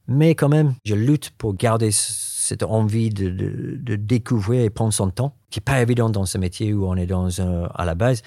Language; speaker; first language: French; non-native, fluent; English